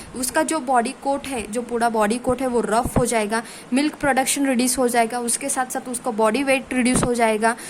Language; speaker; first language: Hindi; non-native, local second language; Marathi